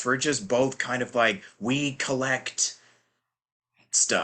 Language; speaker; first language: English; native; English